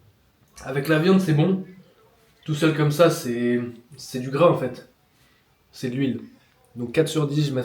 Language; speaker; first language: French; native; French